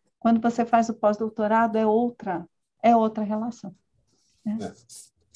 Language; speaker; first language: Portuguese; early bilingual, other home language; Spanish